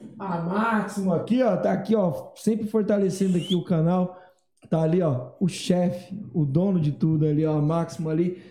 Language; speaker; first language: Portuguese; native; Portuguese